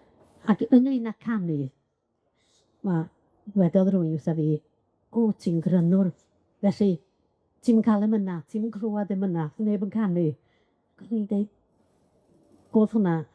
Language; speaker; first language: Welsh; native; Welsh